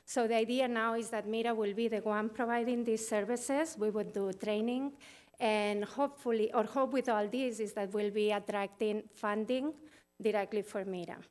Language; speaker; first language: English; non-native, fluent; Spanish